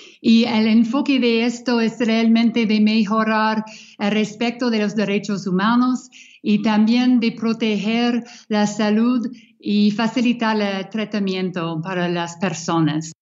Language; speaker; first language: Spanish; non-native, fluent; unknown